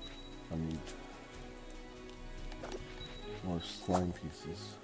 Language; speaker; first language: English; native; English